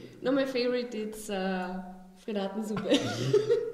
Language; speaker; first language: English; non-native, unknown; German